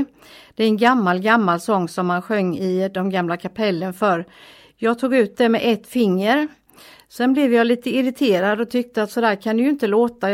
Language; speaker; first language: Swedish; native; Swedish